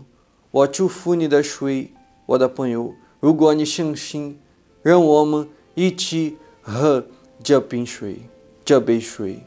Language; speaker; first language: Chinese; non-native, fluent; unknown